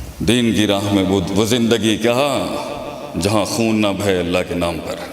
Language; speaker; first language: Urdu; native; Urdu